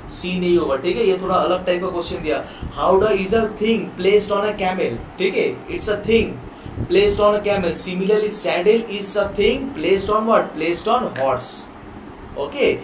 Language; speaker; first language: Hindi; non-native, local second language; Bangla